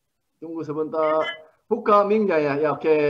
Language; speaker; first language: Indonesian; non-native, learner; Korean